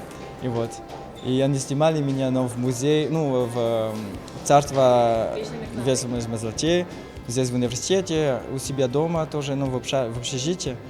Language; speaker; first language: Russian; non-native, fluent; French